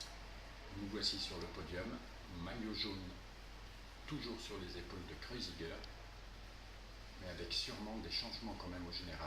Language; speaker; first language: French; native; French